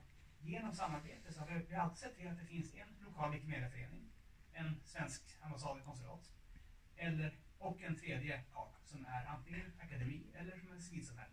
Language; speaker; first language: Swedish; native; Swedish